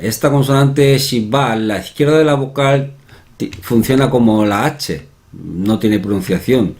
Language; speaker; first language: Spanish; non-native, fluent; Korean